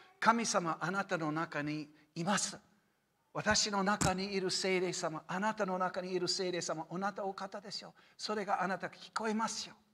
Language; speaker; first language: Japanese; non-native, fluent; English